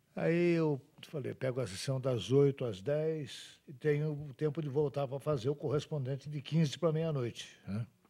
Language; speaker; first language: Portuguese; native; Portuguese